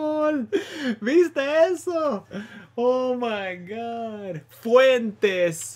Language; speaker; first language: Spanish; early bilingual, heritage; Spanish